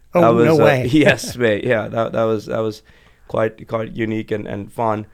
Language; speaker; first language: English; non-native, local second language; Sinhala